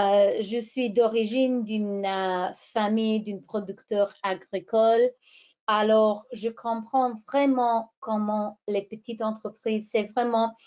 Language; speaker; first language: French; non-native, fluent; English